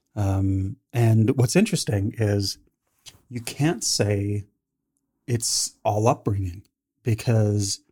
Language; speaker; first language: English; native; English